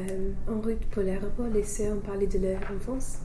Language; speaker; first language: French; non-native, learner; English